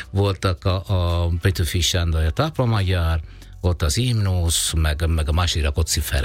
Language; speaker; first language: Hungarian; non-native, fluent; Italian